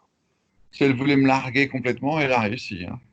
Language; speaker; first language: French; native; French